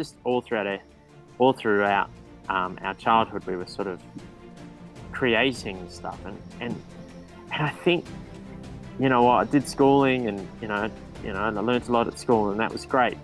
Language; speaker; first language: English; native; English